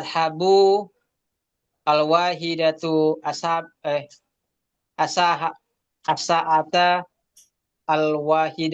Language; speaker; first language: Arabic; non-native, learner; Indonesian